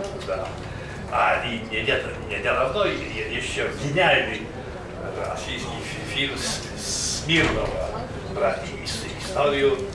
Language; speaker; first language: Russian; non-native, fluent; Polish